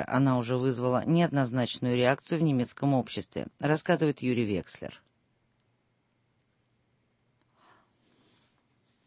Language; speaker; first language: Russian; native; Russian